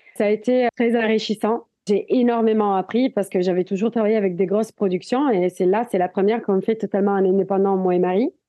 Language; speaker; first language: French; non-native, fluent; Italian